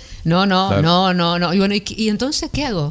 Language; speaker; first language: Spanish; native; Spanish